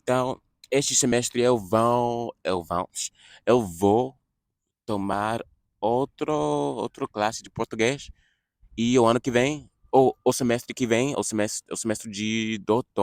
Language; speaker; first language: Portuguese; non-native, fluent; English